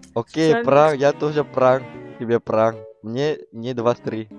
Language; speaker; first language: Russian; non-native, learner; Indonesian